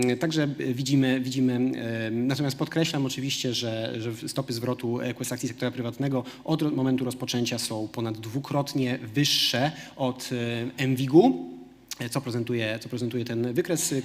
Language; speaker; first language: Polish; native; Polish